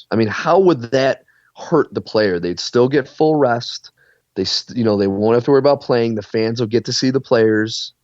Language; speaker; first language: English; native; English